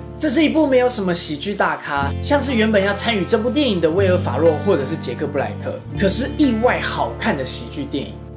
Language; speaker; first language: Chinese; native; Chinese